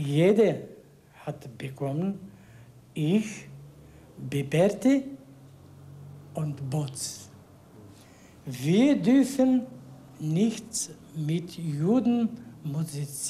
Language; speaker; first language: German; non-native, learner; Bulgarian